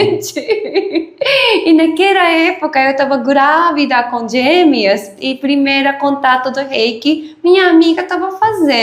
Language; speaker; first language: Portuguese; non-native, learner; Japanese